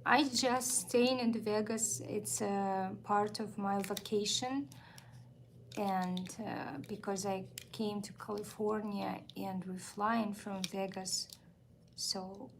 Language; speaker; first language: English; non-native, fluent; Russian